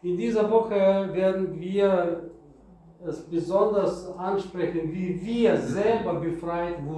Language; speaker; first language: German; non-native, fluent; Russian